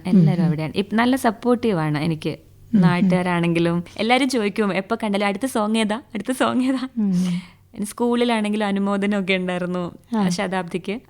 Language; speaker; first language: Malayalam; native; Malayalam